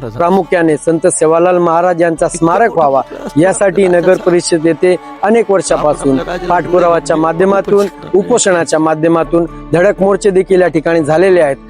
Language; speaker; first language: Marathi; non-native, local second language; Lambadi